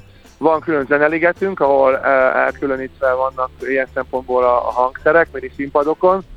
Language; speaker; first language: Hungarian; native; Hungarian